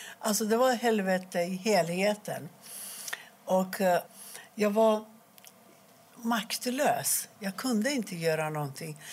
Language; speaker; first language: Swedish; non-native, fluent; Persian